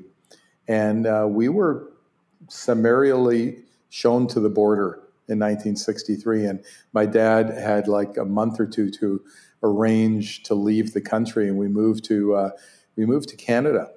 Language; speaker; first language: English; non-native, fluent; Hebrew